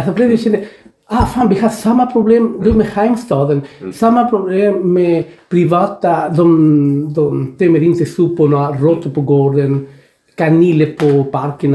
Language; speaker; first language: Swedish; non-native, fluent; Spanish